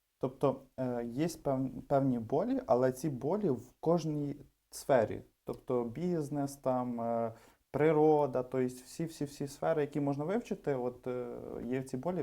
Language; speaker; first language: Ukrainian; native; Ukrainian